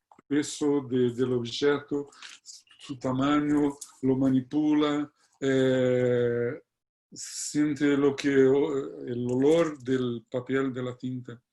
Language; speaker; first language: Spanish; non-native, fluent; Portuguese